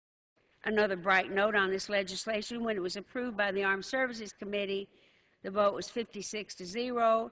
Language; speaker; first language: English; native; English